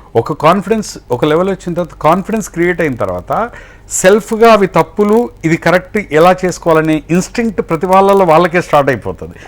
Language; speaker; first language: Telugu; native; Telugu